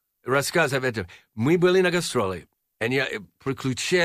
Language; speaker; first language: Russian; non-native, learner; English